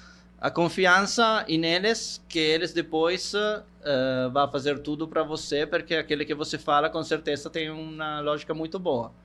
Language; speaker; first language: Portuguese; non-native, fluent; Italian